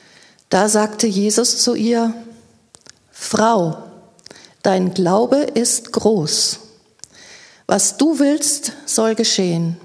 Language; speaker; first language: German; native; German